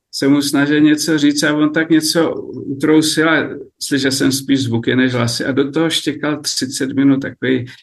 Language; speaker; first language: Czech; native; Czech